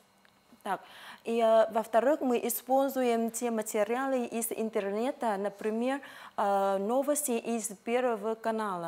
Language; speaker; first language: Russian; non-native, fluent; Vietnamese